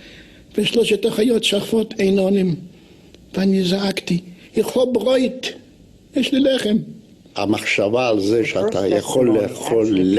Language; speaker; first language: Hebrew; non-native, fluent; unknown